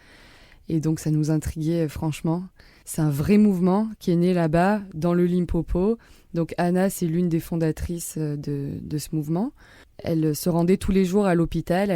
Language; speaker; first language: French; native; French